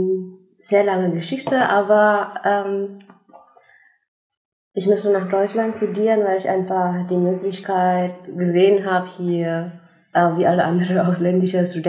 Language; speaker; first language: German; non-native, fluent; Indonesian